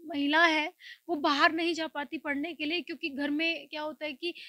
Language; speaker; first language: Hindi; native; Hindi